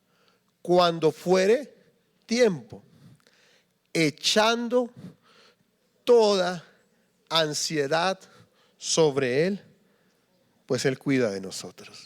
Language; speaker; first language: Spanish; native; Spanish